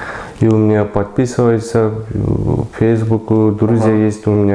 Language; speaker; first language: Russian; non-native, local second language; Kyrgyz